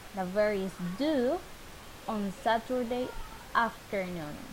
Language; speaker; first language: English; non-native, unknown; Spanish